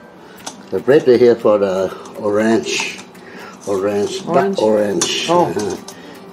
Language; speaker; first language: English; non-native, learner; Vietnamese